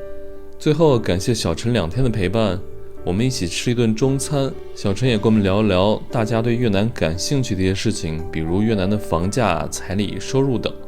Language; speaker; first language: Chinese; native; Chinese